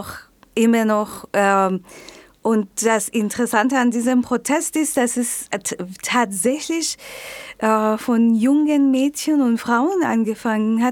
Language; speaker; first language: German; non-native, fluent; Persian